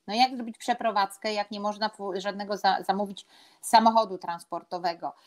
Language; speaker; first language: Polish; native; Polish